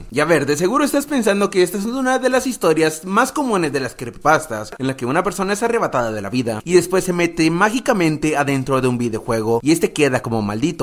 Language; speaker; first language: Spanish; native; Spanish